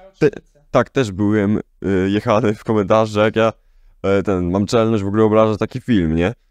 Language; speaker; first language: Polish; native; Polish